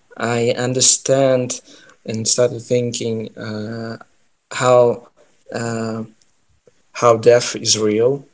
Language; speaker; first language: English; non-native, fluent; Ukrainian